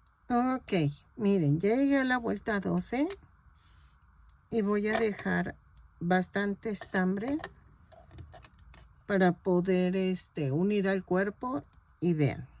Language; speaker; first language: Spanish; native; Spanish